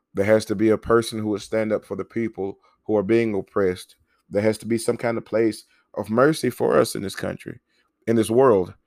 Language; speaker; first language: English; native; English